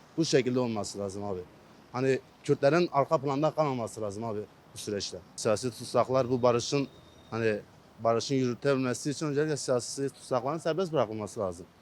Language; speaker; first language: Turkish; non-native, local second language; Kurdish